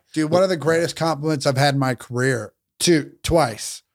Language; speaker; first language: English; native; English